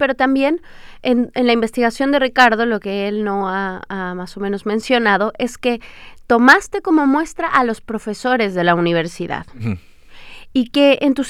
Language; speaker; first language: Spanish; native; Spanish